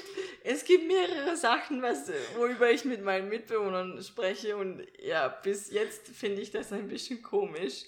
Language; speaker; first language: German; non-native, learner; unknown